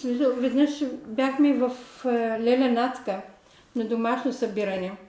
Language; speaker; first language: Bulgarian; non-native, local second language; Turkish